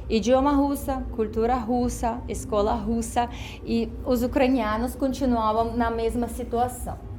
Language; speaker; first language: Portuguese; non-native, fluent; Ukrainian